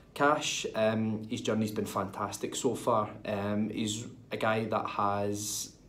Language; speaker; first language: English; native; English